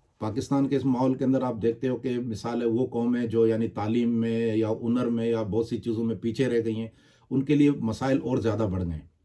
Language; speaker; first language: Urdu; non-native, local second language; Baluchi